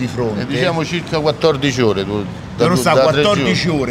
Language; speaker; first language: Italian; native; Italian